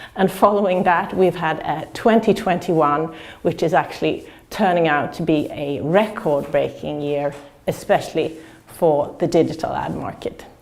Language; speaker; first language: English; non-native, fluent; Swedish